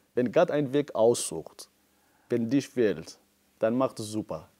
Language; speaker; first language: German; non-native, fluent; Persian